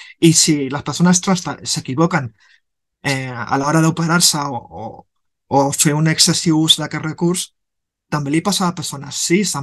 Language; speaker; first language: Catalan; non-native, local second language; Spanish